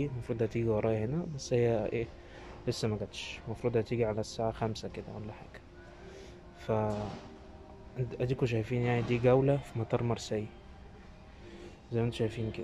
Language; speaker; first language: Arabic; native; Arabic